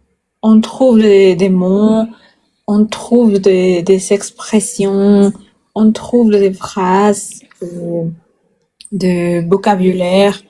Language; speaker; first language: French; non-native, learner; Spanish